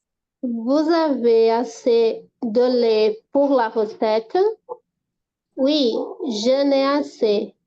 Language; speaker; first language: French; non-native, learner; Portuguese